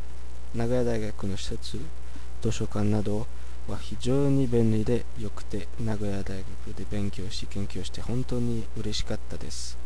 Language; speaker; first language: Japanese; non-native, fluent; French